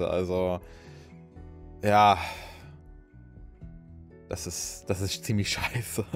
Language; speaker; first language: German; native; German